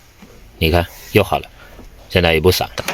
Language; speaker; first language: Chinese; native; Chinese